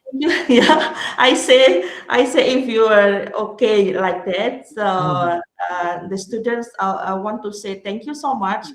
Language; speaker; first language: English; non-native, learner; Indonesian